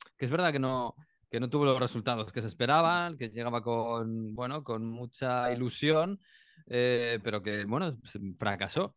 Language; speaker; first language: Spanish; native; Spanish